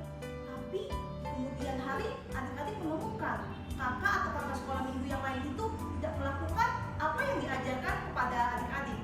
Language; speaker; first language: Indonesian; native; Indonesian